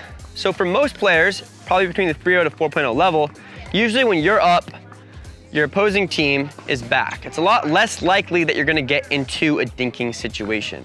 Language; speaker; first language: English; native; English